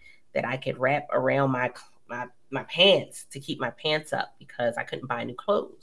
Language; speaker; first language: English; native; English